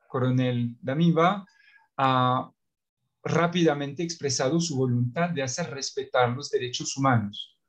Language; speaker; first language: Spanish; non-native, fluent; French